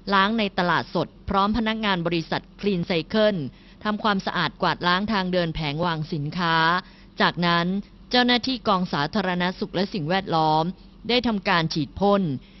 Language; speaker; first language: Thai; native; Thai